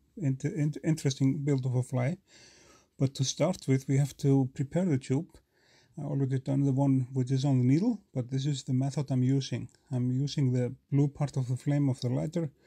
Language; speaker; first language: English; non-native, fluent; Icelandic